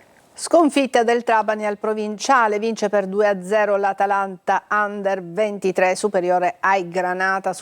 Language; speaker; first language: Italian; native; Italian